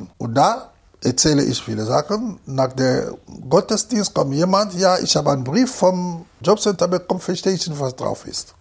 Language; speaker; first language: German; non-native, fluent; Lingala